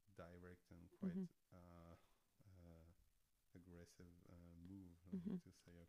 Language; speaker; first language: English; non-native, fluent; French